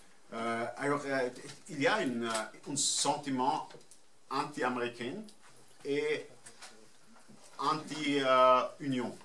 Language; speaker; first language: French; non-native, fluent; German